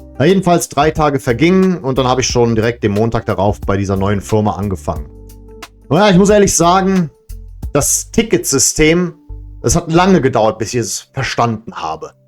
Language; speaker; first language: German; early bilingual, other home language; Serbian